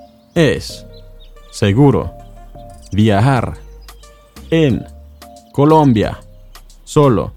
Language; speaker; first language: Spanish; non-native, fluent; English